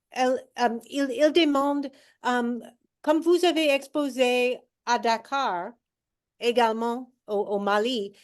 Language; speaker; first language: French; non-native, learner; English